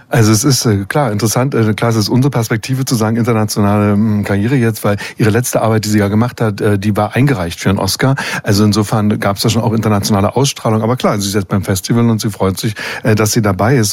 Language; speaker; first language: German; native; German